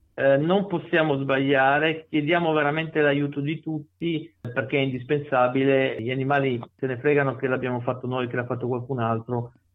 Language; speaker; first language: Italian; native; Italian